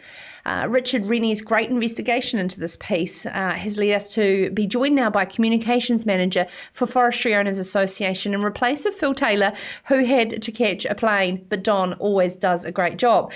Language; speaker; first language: English; native; English